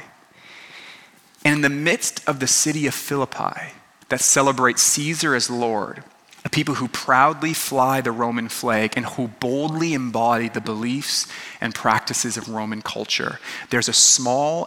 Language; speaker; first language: English; native; English